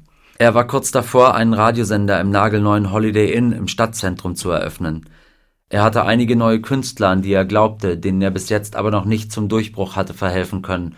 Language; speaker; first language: German; native; German